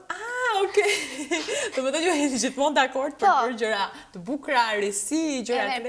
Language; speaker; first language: Albanian; native; Albanian